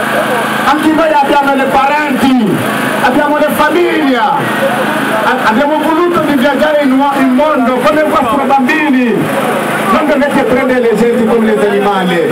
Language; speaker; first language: Italian; non-native, learner; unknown